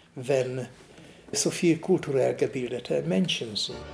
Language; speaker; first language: German; non-native, fluent; Hungarian